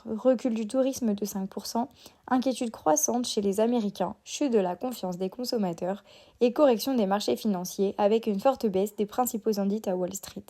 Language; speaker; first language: French; native; French